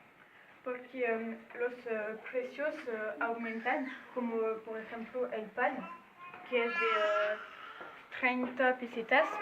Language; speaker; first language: Spanish; non-native, learner; French